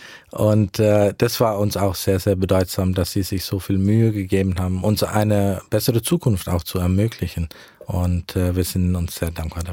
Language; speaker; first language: German; early bilingual, heritage; German